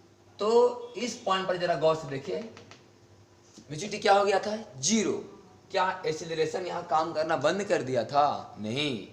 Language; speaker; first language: Hindi; native; Hindi